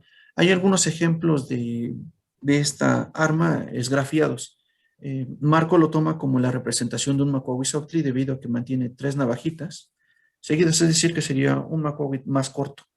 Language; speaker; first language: Spanish; native; Spanish